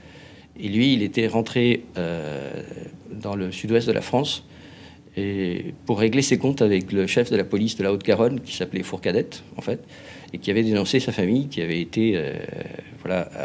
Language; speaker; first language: French; non-native, fluent; Spanish